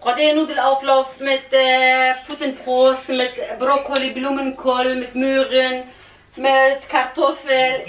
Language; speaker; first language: German; non-native, learner; Central Kurdish